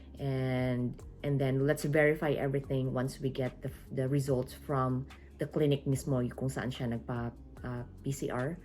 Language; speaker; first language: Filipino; non-native, local second language; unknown